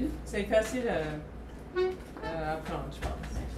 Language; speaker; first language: French; non-native, fluent; English